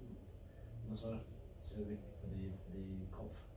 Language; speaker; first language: German; non-native, learner; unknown